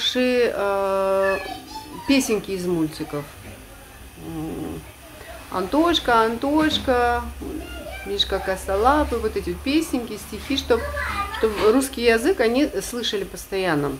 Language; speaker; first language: Russian; native; Russian